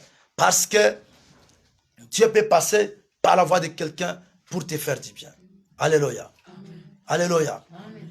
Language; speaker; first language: French; non-native, local second language; Lingala